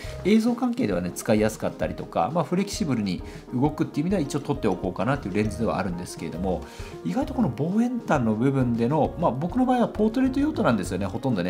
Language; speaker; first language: Japanese; native; Japanese